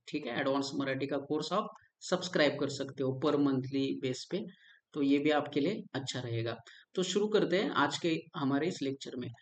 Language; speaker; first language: Hindi; non-native, local second language; Marathi